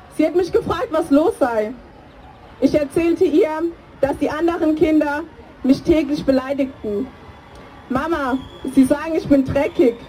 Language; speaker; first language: German; early bilingual, other home language; English